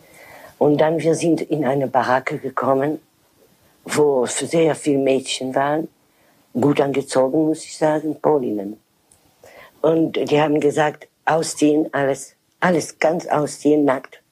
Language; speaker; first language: German; non-native, fluent; French